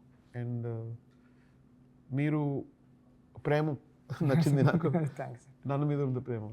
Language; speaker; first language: Telugu; non-native, learner; Tamil